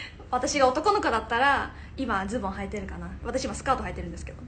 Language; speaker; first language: Japanese; early bilingual, heritage; Japanese